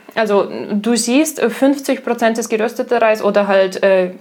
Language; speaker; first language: German; non-native, fluent; Russian